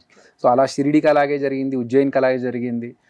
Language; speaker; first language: Telugu; native; Telugu